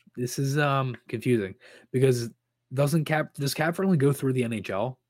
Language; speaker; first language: English; native; English